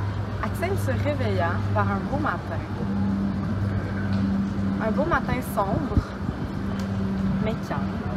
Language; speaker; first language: French; native; French